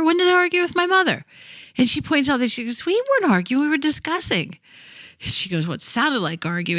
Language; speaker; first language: English; native; English